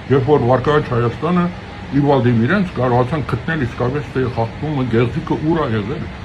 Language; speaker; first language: Armenian; early bilingual, heritage; Armenian